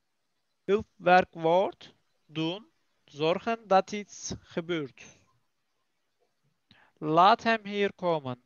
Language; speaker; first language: Dutch; non-native, learner; Turkish